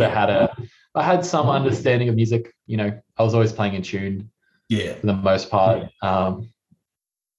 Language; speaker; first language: English; native; English